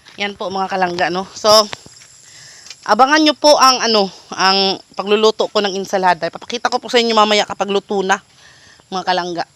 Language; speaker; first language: Filipino; native; Filipino